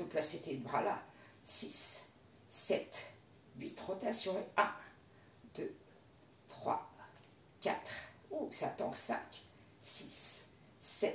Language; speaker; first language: French; native; French